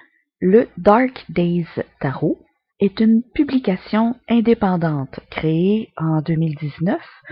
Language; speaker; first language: French; native; French